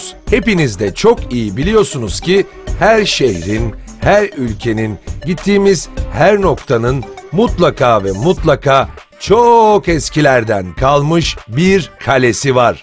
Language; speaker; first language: Turkish; native; Turkish